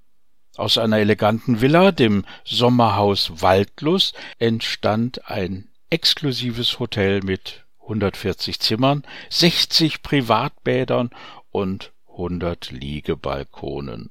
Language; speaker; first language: German; native; German